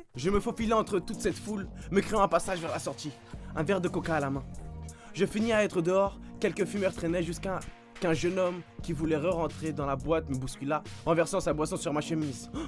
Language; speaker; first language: French; native; French